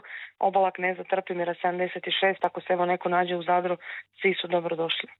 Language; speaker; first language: Serbian; native; Serbian